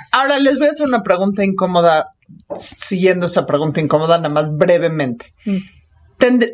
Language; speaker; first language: Spanish; native; Spanish